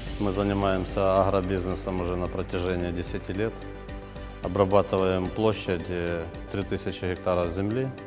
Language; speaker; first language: Russian; native; Russian